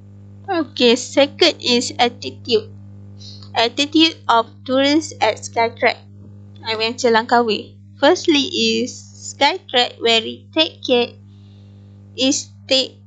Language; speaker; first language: English; non-native, local second language; Malay